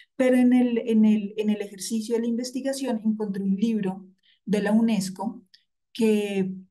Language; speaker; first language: Spanish; native; Spanish